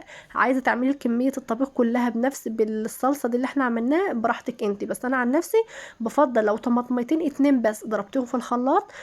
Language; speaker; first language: Arabic; native; Arabic